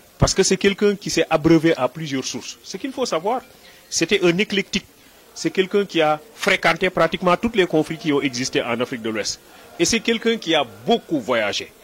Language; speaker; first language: French; non-native, local second language; Wolof